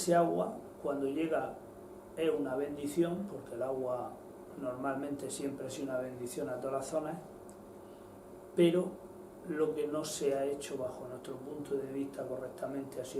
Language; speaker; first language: Spanish; native; Spanish